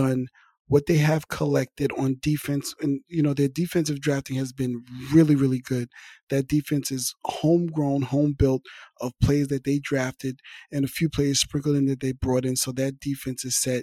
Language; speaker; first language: English; native; English